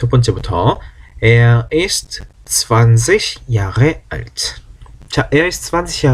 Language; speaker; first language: German; non-native, fluent; Korean